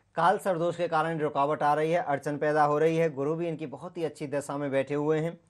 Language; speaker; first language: Hindi; native; Hindi